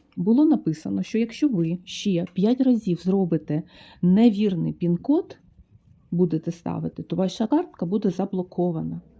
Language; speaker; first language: Ukrainian; native; Ukrainian